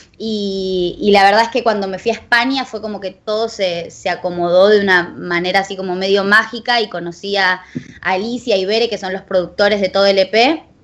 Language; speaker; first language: Spanish; native; Spanish